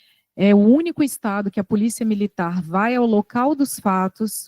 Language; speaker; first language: Portuguese; native; Portuguese